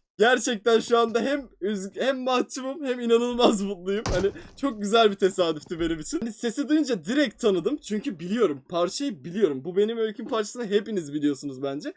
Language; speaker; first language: Turkish; native; Turkish